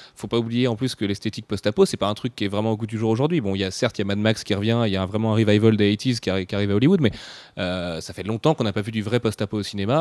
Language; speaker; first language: French; native; French